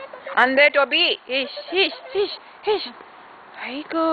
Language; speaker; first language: Korean; non-native, learner; English